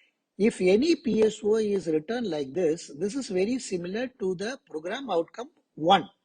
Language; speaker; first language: English; non-native, local second language; Tamil